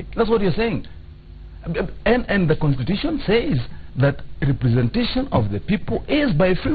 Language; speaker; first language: English; non-native, local second language; Kikuyu